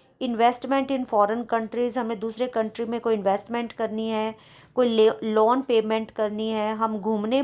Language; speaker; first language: Hindi; non-native, local second language; Punjabi